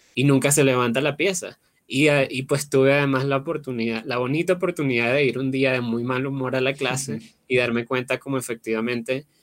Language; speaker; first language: Spanish; native; Spanish